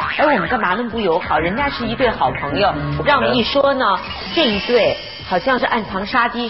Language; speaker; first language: Chinese; native; Chinese